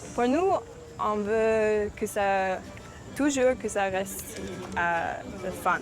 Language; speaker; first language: French; non-native, local second language; English